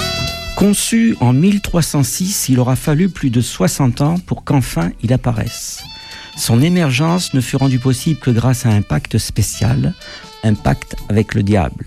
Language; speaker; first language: French; native; French